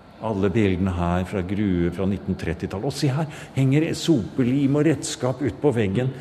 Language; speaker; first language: Norwegian; native; Norwegian